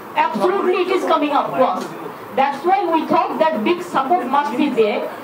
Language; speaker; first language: English; non-native, local second language; Bangla